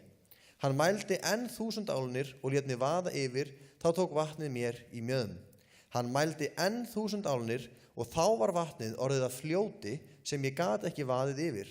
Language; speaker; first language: Icelandic; native; Icelandic